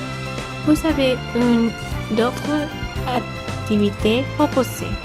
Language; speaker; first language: French; non-native, learner; Spanish